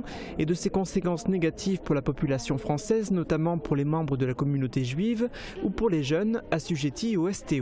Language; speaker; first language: French; native; French